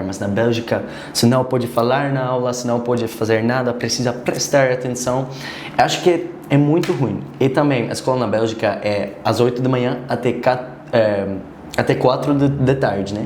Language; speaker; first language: Portuguese; non-native, learner; Dutch